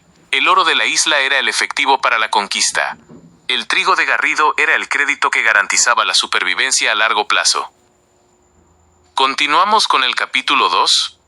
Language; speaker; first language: Spanish; native; Spanish